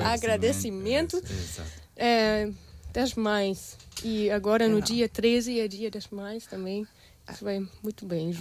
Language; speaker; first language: Portuguese; non-native, fluent; German